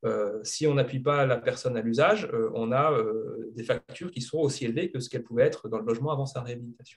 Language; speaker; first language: French; native; French